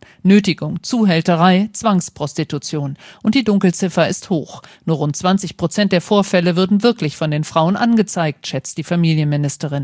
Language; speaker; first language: German; native; German